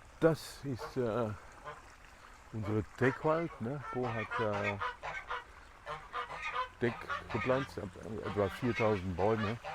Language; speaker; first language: German; non-native, fluent; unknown